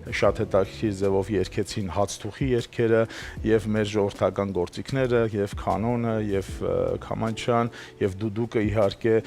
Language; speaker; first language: Armenian; native; Armenian